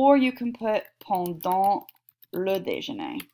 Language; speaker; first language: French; non-native, fluent; English